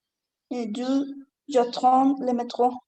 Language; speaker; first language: French; non-native, learner; Spanish